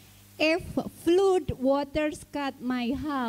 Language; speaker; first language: English; non-native, learner; Indonesian